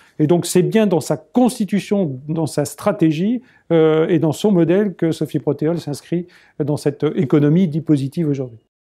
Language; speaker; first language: French; native; French